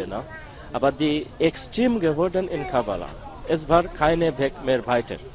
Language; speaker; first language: German; non-native, learner; Bangla